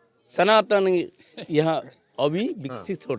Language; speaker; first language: Hindi; non-native, local second language; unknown